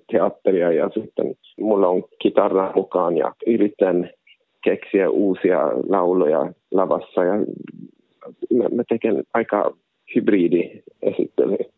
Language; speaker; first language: Finnish; non-native, local second language; Swedish